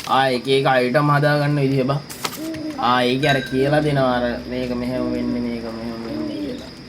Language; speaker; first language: Sinhala; native; Sinhala